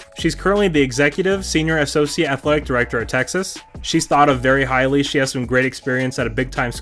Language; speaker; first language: English; native; English